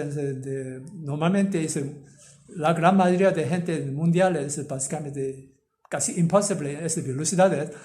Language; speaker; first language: Spanish; non-native, learner; Korean